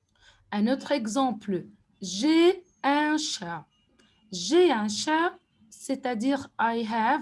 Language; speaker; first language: French; non-native, fluent; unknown